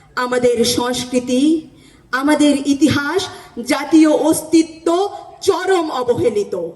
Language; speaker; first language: Bangla; non-native, local second language; Chakma